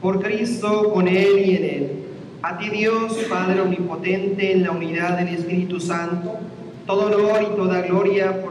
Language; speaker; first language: Spanish; native; Spanish